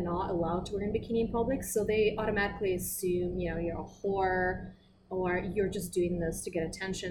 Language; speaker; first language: English; non-native, fluent; Russian